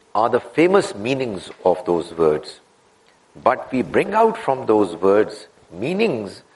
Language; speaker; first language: English; non-native, local second language; Urdu